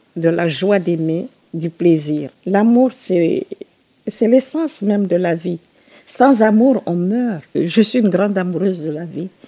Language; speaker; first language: French; non-native, local second language; Susu